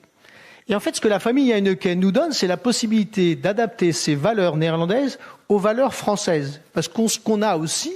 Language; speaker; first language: French; native; French